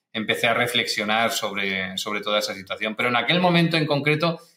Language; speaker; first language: Spanish; native; Spanish